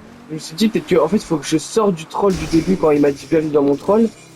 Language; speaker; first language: French; native; French